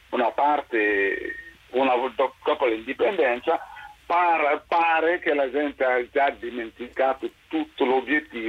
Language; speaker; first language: Italian; non-native, fluent; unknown